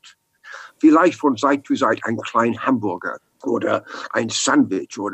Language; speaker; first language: German; non-native, learner; English